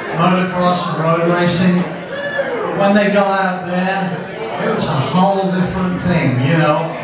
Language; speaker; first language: English; native; English